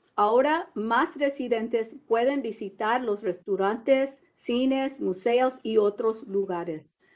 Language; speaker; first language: Spanish; early bilingual, heritage; Spanish